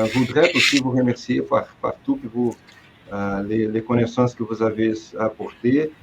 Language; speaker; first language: French; non-native, fluent; Portuguese